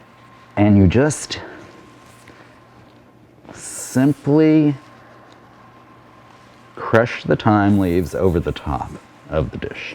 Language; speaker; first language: English; native; English